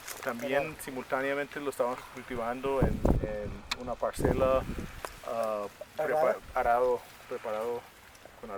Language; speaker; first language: Spanish; native; Spanish